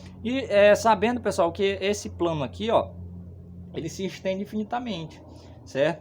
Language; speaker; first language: Portuguese; native; Portuguese